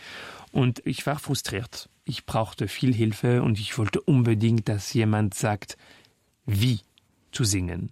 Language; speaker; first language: German; non-native, fluent; French